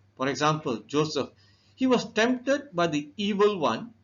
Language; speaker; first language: English; non-native, local second language; Tamil